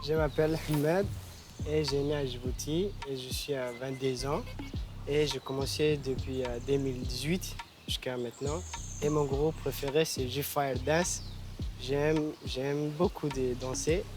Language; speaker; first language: French; non-native, learner; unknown